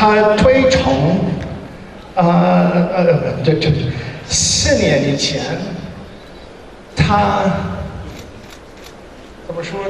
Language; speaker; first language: Chinese; non-native, learner; English